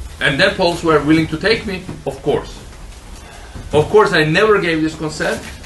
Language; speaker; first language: English; non-native, fluent; Georgian